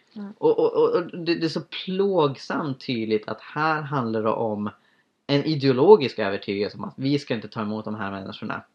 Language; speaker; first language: Swedish; native; Swedish